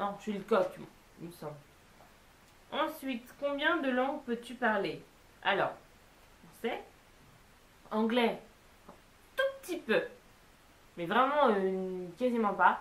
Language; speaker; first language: French; native; French